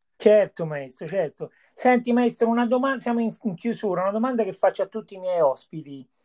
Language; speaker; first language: Italian; native; Italian